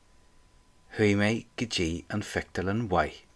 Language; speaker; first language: Irish; non-native, local second language; English